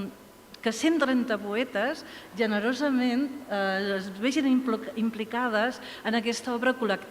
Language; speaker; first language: Catalan; native; Catalan